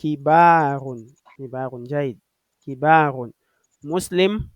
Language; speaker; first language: Arabic; non-native, fluent; French